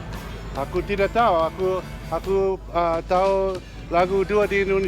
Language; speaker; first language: Indonesian; non-native, learner; English